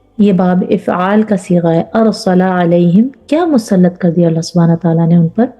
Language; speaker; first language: Urdu; native; Urdu